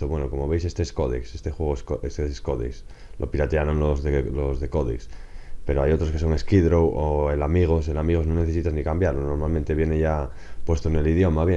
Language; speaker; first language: Spanish; native; Spanish